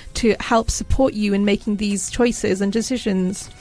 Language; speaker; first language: English; early bilingual, other home language; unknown